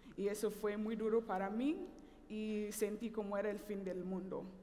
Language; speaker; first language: Spanish; non-native, fluent; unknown